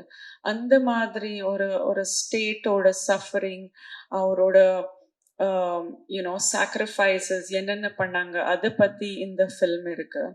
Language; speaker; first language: Tamil; non-native, local second language; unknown